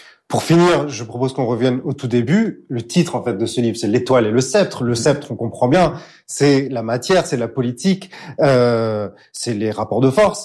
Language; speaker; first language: French; native; French